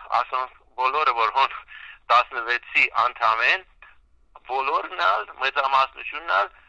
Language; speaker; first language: Armenian; early bilingual, heritage; Armenian